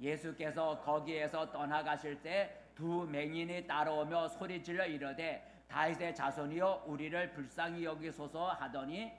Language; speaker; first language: Korean; native; Korean